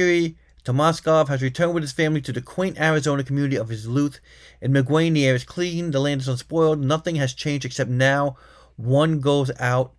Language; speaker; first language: English; native; English